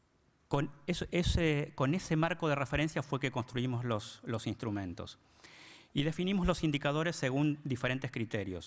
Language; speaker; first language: Spanish; native; Spanish